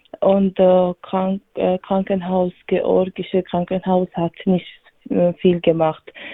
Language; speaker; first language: German; non-native, learner; Georgian